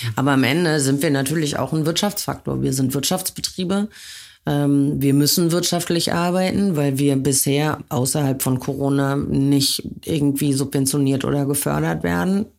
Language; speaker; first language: German; native; German